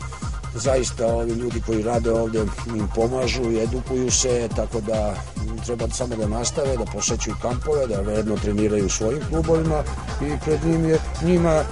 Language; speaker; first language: Serbian; native; Serbian